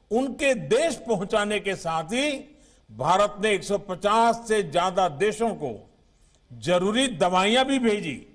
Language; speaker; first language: Hindi; native; Hindi